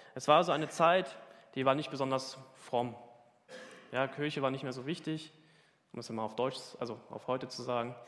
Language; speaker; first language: German; native; German